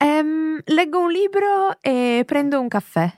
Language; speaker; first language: Italian; non-native, learner; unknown